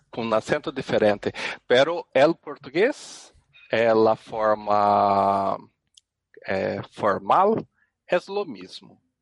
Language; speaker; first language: Spanish; non-native, learner; Portuguese